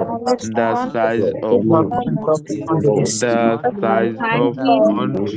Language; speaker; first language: English; non-native, learner; Bangla